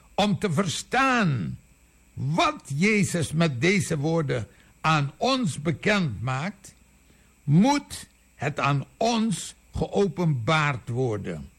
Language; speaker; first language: Dutch; native; Dutch